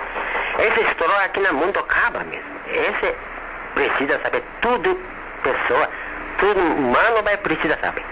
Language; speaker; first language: Portuguese; non-native, learner; Japanese